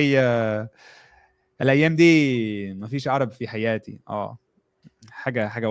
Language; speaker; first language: Arabic; non-native, fluent; English